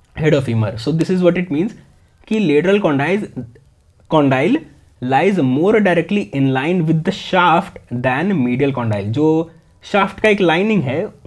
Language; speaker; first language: Hindi; native; Hindi